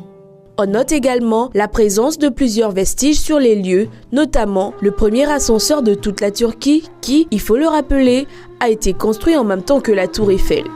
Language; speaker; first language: French; native; French